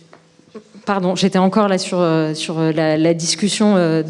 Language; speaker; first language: French; native; French